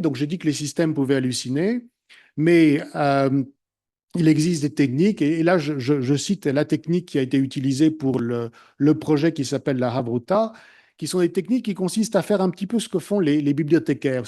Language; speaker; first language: French; native; French